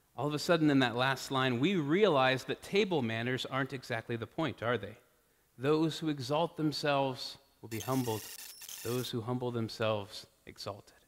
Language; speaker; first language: English; native; English